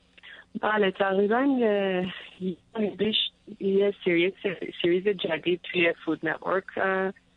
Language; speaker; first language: Persian; early bilingual, heritage; Persian